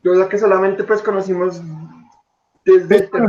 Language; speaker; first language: Spanish; native; Spanish